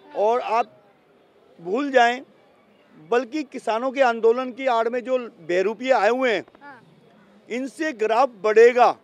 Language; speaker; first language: Hindi; native; Hindi